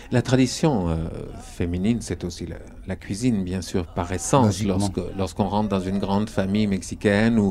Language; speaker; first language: French; native; French